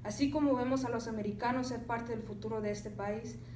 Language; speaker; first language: Spanish; early bilingual, other home language; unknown